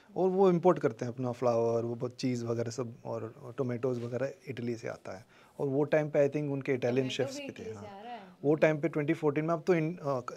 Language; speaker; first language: Hindi; non-native, local second language; Kodava